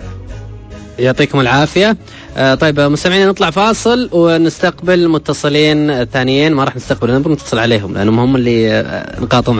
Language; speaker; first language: Arabic; native; Arabic